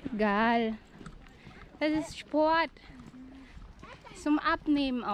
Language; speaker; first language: German; non-native, fluent; Filipino